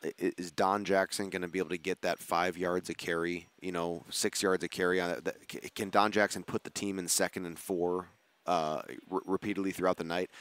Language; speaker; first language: English; native; English